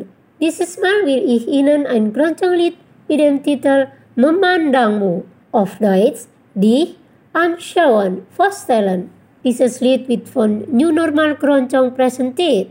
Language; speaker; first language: German; non-native, fluent; Indonesian